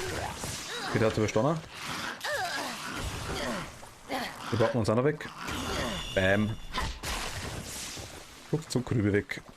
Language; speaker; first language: German; native; German